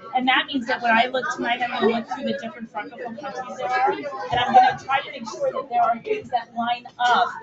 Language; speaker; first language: English; native; English